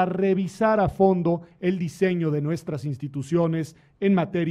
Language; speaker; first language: Spanish; native; Spanish